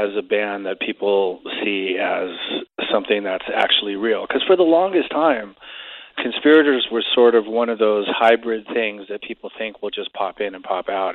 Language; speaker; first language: English; native; English